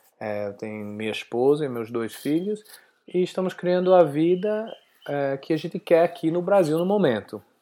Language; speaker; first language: Portuguese; non-native, learner; English